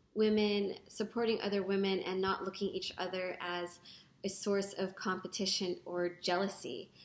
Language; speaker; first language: English; non-native, local second language; Filipino